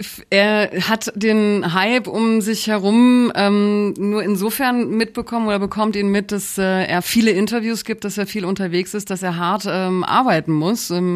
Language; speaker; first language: German; native; German